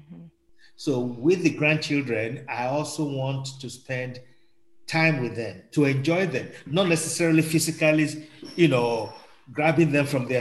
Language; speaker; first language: English; non-native, local second language; Yoruba